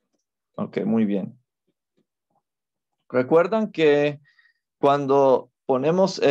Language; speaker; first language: Spanish; non-native, fluent; English